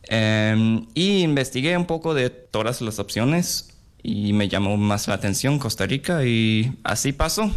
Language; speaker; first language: Spanish; non-native, fluent; English